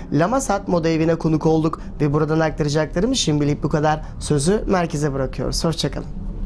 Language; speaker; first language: Turkish; native; Turkish